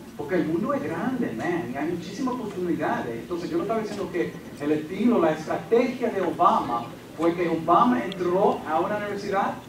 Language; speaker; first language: Spanish; early bilingual, heritage; Spanish